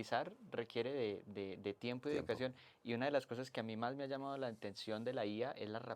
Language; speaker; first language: Spanish; native; Spanish